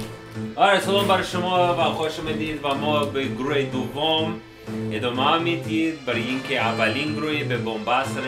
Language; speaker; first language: Persian; non-native, learner; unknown